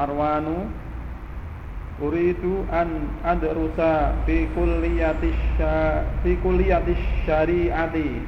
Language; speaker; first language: Arabic; non-native, learner; Indonesian